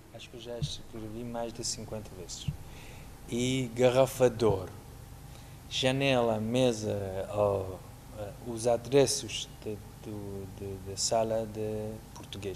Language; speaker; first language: Portuguese; non-native, fluent; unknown